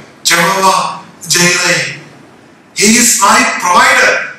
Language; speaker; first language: English; non-native, local second language; Malayalam